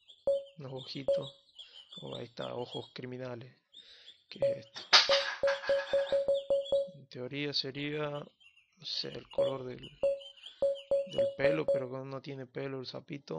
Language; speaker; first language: Spanish; native; Spanish